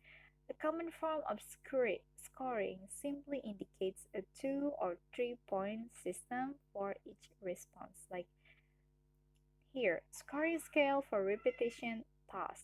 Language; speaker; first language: English; non-native, learner; Indonesian